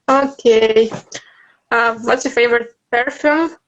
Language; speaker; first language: English; non-native, learner; Russian